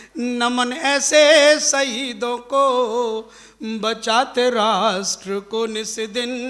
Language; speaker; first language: Hindi; native; Hindi